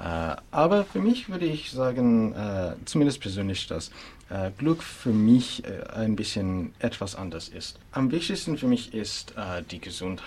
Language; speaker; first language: German; non-native, fluent; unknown